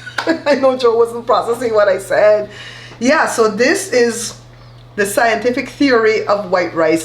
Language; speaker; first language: English; native; English